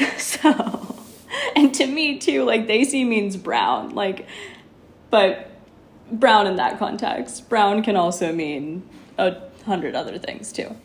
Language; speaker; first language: English; native; English